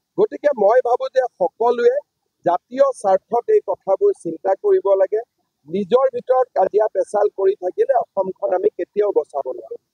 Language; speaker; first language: Assamese; native; Assamese